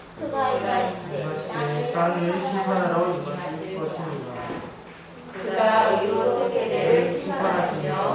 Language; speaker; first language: Korean; native; Korean